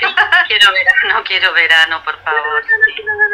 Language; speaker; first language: Spanish; native; Spanish